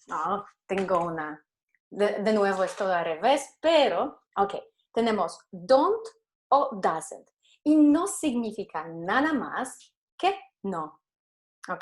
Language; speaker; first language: Spanish; non-native, fluent; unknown